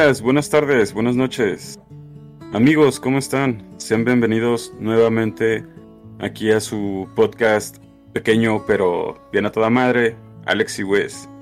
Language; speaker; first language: Spanish; native; Spanish